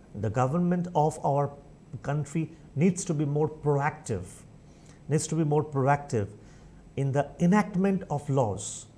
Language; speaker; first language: English; non-native, local second language; Bangla